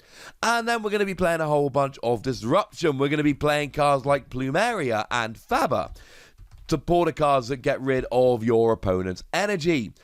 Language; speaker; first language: English; native; English